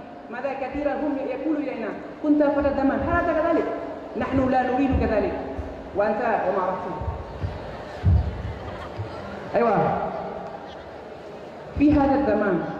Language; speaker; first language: Arabic; non-native, learner; Achinese